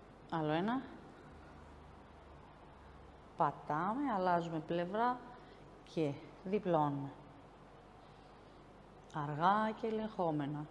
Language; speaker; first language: Greek; native; Greek